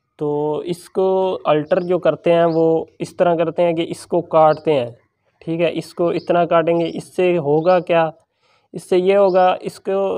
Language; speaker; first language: Urdu; non-native, local second language; Punjabi